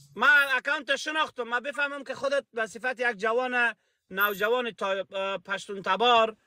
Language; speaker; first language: Persian; native; Persian